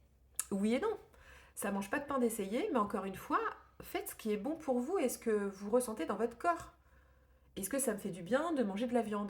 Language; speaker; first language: French; native; French